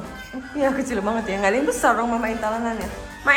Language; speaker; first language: Indonesian; native; Indonesian